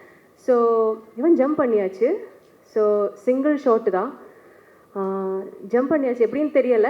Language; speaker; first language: Tamil; non-native, learner; Malayalam